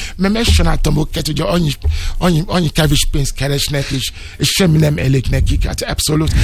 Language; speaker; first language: Hungarian; non-native, learner; Yoruba